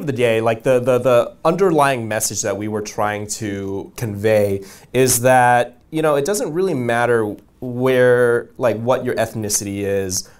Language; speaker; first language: English; native; English